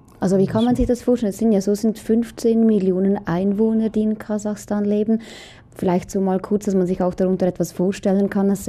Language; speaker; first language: German; native; German